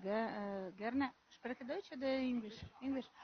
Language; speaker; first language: German; non-native, learner; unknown